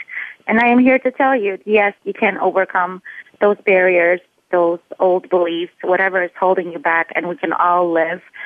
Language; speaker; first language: English; non-native, fluent; Polish